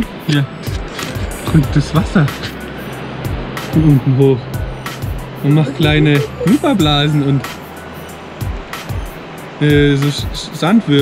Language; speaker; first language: German; native; German